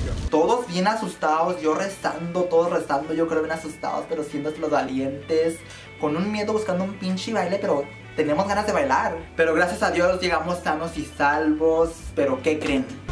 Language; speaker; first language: Spanish; early bilingual, heritage; Spanish